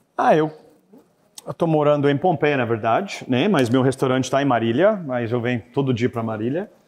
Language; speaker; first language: Portuguese; non-native, fluent; French